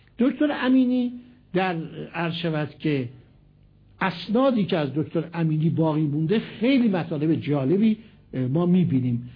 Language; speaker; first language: Persian; native; Persian